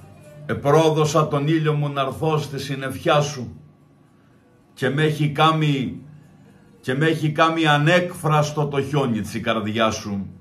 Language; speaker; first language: Greek; native; Greek